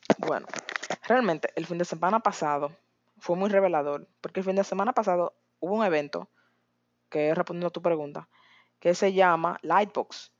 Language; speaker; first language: Spanish; native; Spanish